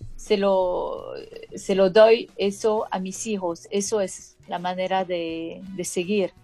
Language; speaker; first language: Spanish; non-native, fluent; French